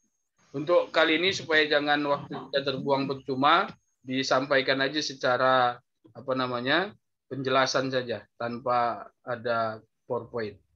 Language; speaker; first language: Indonesian; native; Indonesian